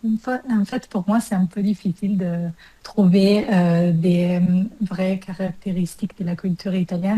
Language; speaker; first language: French; non-native, learner; Italian